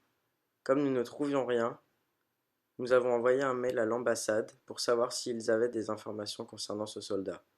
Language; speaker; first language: French; native; French